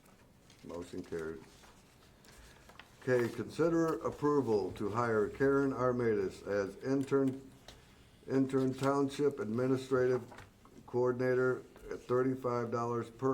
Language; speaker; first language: English; native; English